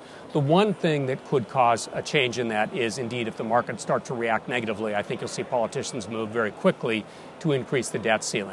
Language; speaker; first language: English; native; English